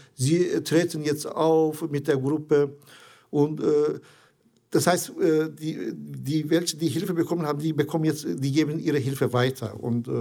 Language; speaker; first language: German; non-native, learner; Turkish